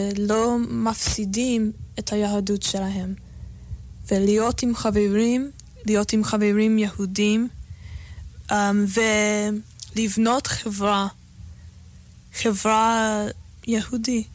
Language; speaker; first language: Hebrew; non-native, fluent; English